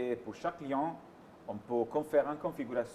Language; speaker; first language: French; non-native, fluent; Italian